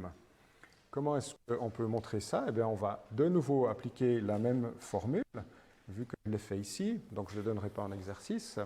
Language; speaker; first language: French; native; French